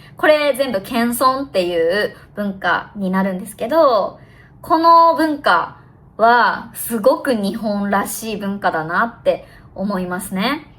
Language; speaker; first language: Japanese; native; Japanese